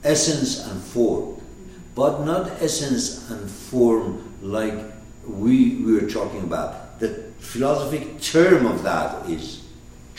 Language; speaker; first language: English; non-native, fluent; Persian